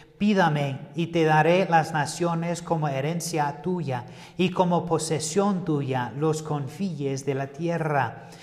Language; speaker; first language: Spanish; non-native, fluent; English